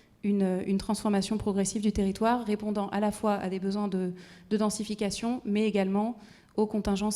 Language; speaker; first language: French; native; French